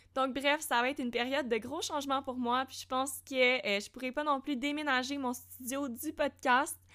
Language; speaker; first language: French; native; French